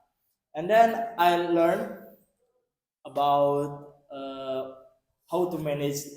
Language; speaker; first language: English; non-native, learner; Indonesian